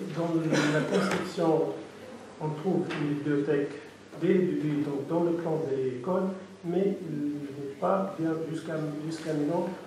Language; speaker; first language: French; non-native, local second language; Arabic